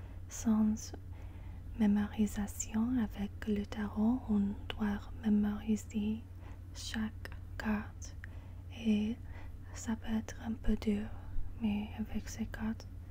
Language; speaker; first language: French; non-native, learner; English